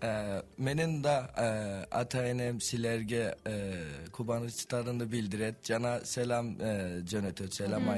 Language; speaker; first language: Kyrgyz; non-native, learner; Turkish